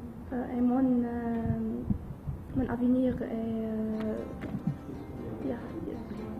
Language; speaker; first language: French; non-native, learner; Arabic